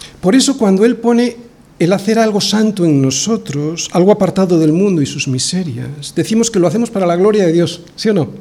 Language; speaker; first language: Spanish; native; Spanish